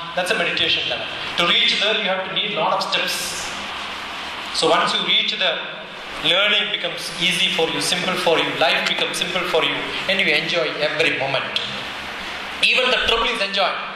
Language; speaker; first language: English; non-native, local second language; Malayalam